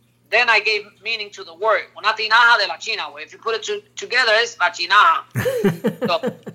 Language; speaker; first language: English; early bilingual, other home language; Spanish